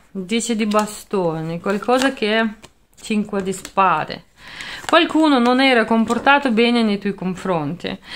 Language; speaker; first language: Italian; non-native, fluent; Russian